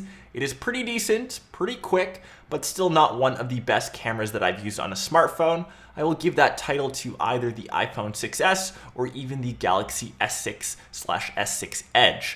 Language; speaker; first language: English; native; English